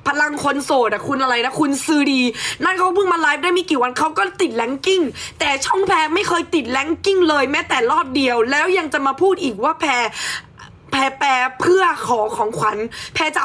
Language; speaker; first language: Thai; native; Thai